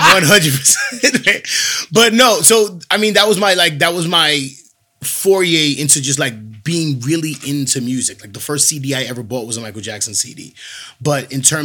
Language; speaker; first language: English; native; English